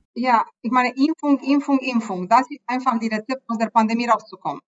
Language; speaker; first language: German; non-native, fluent; Romanian